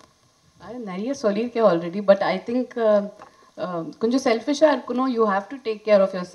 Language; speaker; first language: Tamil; non-native, fluent; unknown